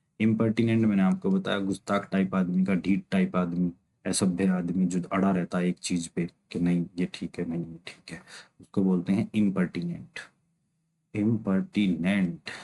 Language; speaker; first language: Hindi; native; Hindi